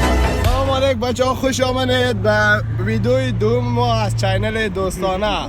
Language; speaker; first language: Persian; native; Persian